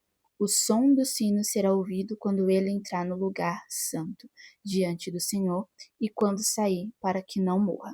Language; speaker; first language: Portuguese; native; Portuguese